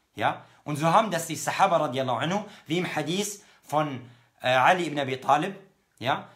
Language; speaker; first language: German; native; German